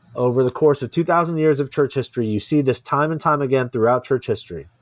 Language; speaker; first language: English; native; English